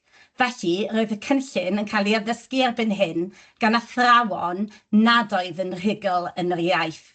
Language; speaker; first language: Welsh; native; Welsh